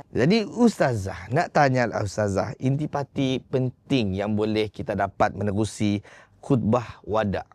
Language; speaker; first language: Malay; native; Malay